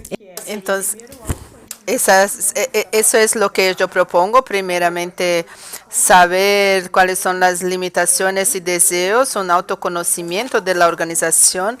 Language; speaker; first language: Spanish; non-native, fluent; Portuguese